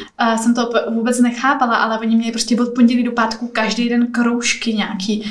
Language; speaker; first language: Czech; native; Czech